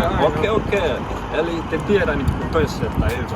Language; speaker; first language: Finnish; non-native, learner; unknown